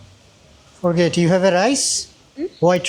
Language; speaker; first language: English; non-native, fluent; Bangla